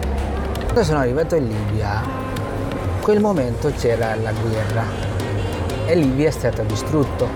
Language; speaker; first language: Italian; non-native, fluent; Bangla